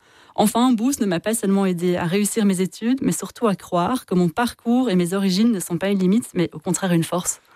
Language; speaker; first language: French; native; French